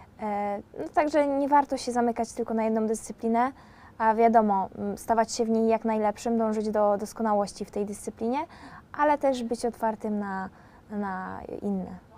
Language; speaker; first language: Polish; native; Polish